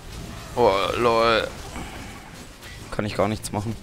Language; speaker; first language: German; native; German